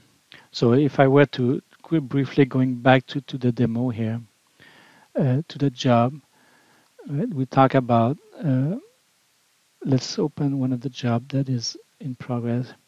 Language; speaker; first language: English; non-native, fluent; French